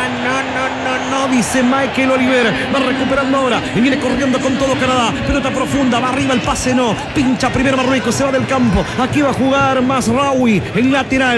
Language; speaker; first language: Spanish; native; Spanish